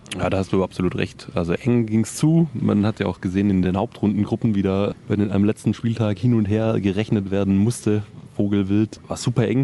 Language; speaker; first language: German; native; German